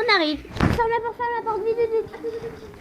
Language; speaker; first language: French; native; French